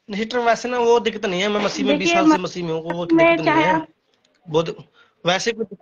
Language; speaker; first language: Hindi; native; Hindi